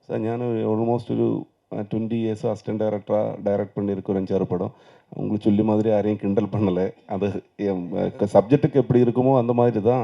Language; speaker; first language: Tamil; non-native, learner; Malayalam